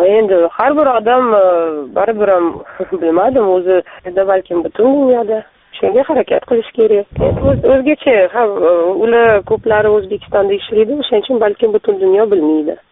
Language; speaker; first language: Uzbek; non-native, local second language; Russian